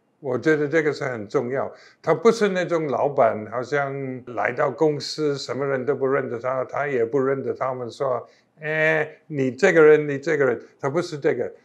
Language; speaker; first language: Chinese; non-native, fluent; English